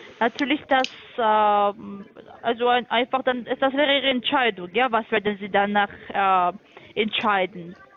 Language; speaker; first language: German; non-native, learner; Turkish